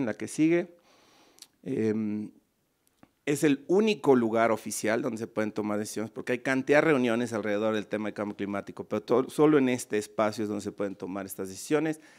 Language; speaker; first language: Spanish; native; Spanish